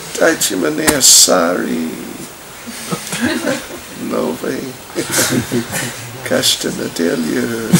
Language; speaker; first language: Russian; non-native, learner; English